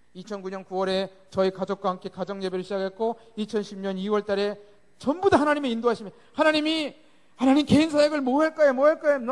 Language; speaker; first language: Korean; native; Korean